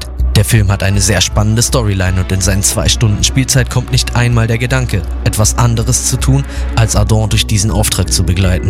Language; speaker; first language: German; native; German